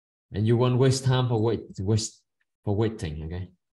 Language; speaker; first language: English; non-native, fluent; Vietnamese